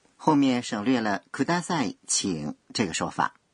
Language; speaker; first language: Chinese; non-native, fluent; Japanese